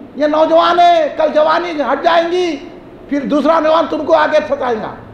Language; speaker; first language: Urdu; native; Urdu